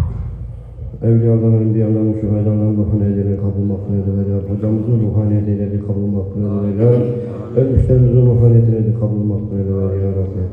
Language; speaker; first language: Turkish; native; Turkish